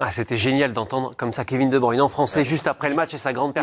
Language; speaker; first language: French; native; French